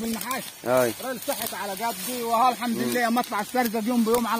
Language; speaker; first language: Arabic; native; Arabic